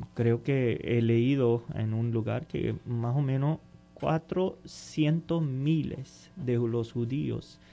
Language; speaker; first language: Spanish; non-native, learner; Urdu